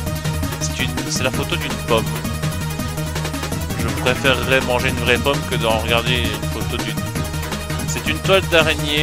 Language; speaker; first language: French; native; French